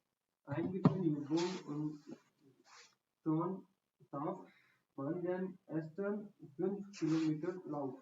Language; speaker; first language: German; non-native, learner; Hindi